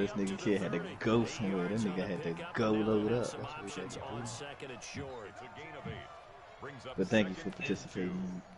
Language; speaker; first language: English; native; English